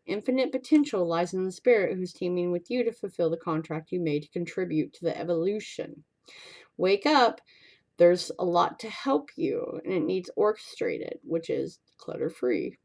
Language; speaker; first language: English; native; English